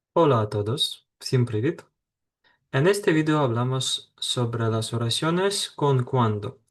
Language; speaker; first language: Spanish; non-native, fluent; Ukrainian